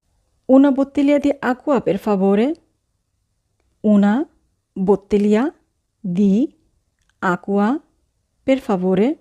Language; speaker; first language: Italian; non-native, fluent; Bangla